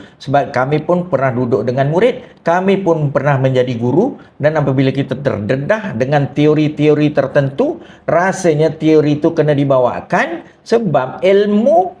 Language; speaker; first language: Malay; native; Malay